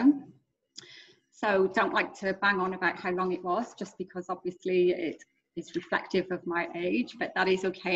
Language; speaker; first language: English; native; English